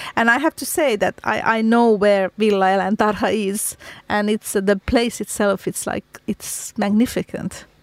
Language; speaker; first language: English; non-native, fluent; Finnish